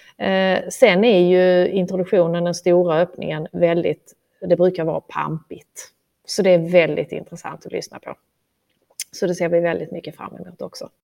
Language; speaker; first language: Swedish; native; Swedish